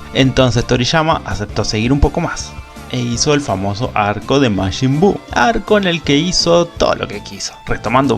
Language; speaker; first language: Spanish; native; Spanish